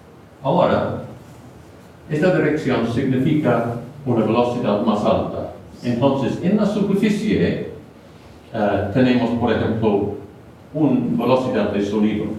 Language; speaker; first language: Spanish; non-native, fluent; English